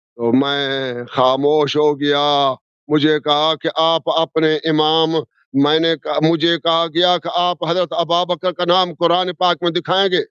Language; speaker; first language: Urdu; non-native, local second language; Sindhi